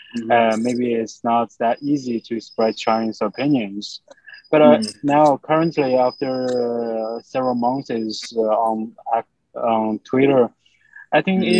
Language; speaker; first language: English; non-native, fluent; Chinese